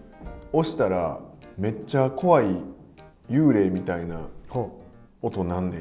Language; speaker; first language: Japanese; native; Japanese